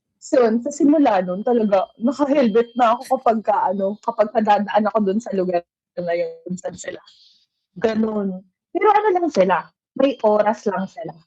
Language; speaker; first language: Filipino; native; Filipino